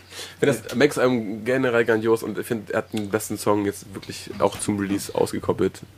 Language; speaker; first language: German; early bilingual, other home language; Spanish